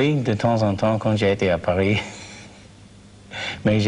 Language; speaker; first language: French; non-native, learner; English